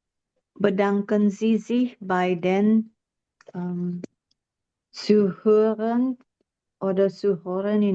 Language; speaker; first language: German; non-native, learner; Indonesian